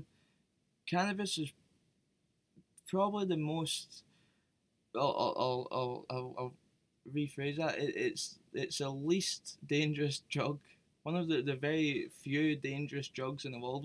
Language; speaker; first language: English; native; English